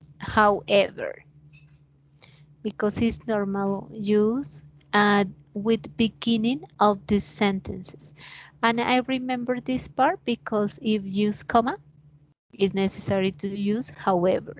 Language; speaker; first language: English; non-native, learner; Spanish